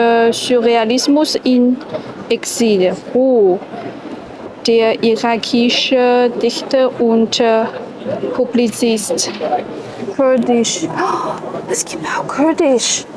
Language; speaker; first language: German; non-native, learner; Chinese